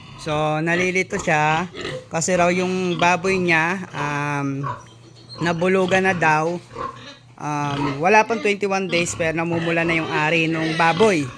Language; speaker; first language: Filipino; native; Filipino